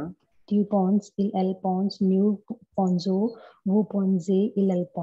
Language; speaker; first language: French; non-native, learner; Hindi